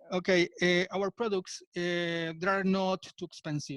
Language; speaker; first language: English; non-native, fluent; Spanish